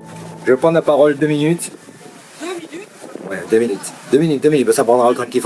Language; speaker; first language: French; native; French